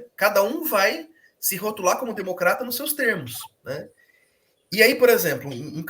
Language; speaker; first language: Portuguese; native; Portuguese